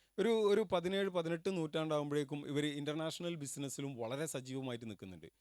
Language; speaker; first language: Malayalam; native; Malayalam